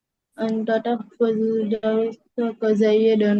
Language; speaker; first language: Arabic; non-native, learner; Bangla